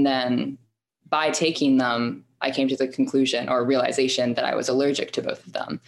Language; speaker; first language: English; native; English